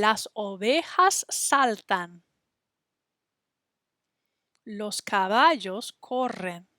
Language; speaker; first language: Spanish; non-native, fluent; English